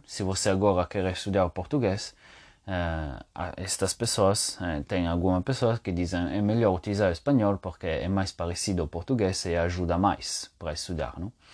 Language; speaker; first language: Portuguese; non-native, fluent; Italian